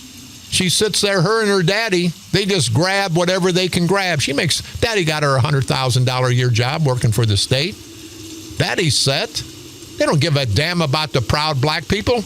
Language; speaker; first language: English; native; English